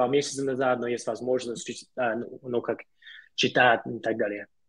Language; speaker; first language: Russian; non-native, learner; English